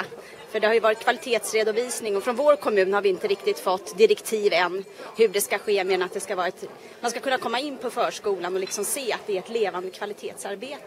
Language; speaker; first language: Swedish; native; Swedish